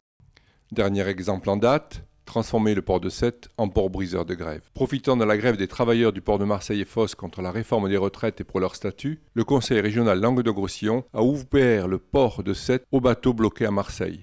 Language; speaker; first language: French; native; French